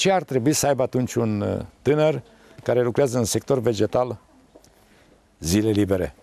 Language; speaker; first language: Romanian; native; Romanian